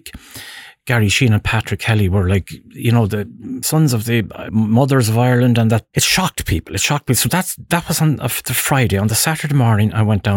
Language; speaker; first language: English; native; English